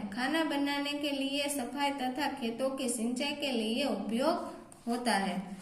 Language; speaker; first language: Hindi; non-native, local second language; Gujarati